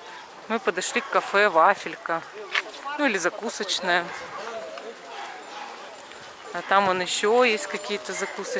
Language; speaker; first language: Russian; native; Russian